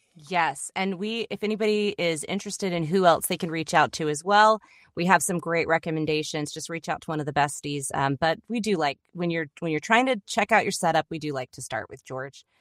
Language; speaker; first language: English; native; English